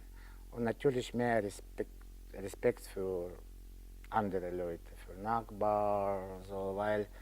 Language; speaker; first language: German; non-native, learner; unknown